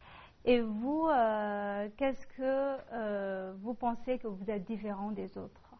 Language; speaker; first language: French; non-native, fluent; Chinese